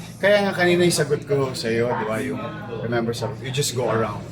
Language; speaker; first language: Filipino; native; Filipino